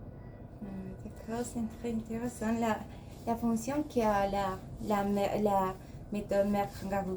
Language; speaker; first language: French; non-native, learner; Spanish